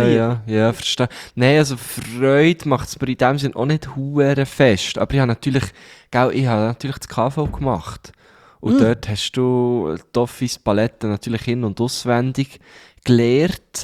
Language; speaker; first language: German; native; German